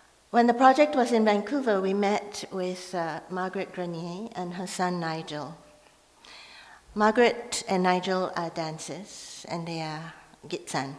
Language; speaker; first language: English; non-native, local second language; Min Nan Chinese